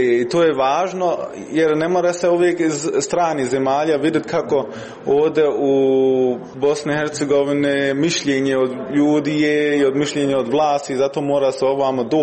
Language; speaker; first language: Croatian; early bilingual, heritage; Croatian